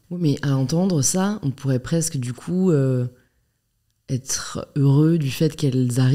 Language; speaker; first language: French; native; French